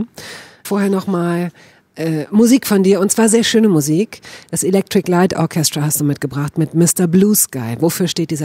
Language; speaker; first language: German; native; German